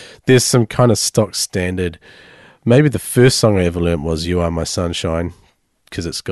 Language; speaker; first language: English; native; English